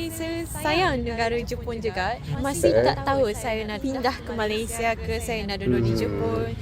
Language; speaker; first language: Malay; non-native, fluent; Japanese